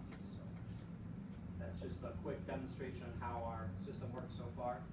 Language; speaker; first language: English; native; English